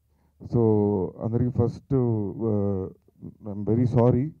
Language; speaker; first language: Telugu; non-native, learner; Tamil